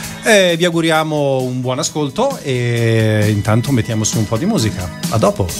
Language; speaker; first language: Italian; native; Italian